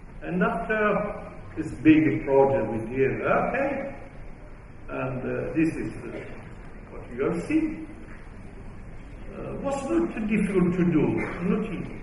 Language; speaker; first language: English; non-native, fluent; Italian